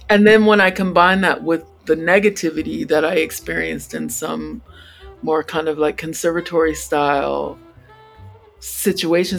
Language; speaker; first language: English; native; English